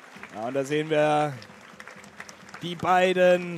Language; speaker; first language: German; native; German